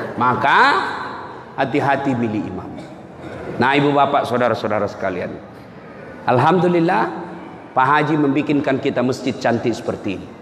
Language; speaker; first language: Indonesian; non-native, local second language; Buginese